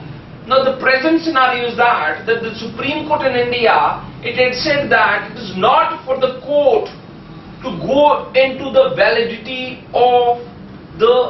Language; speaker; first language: English; non-native, local second language; Hindi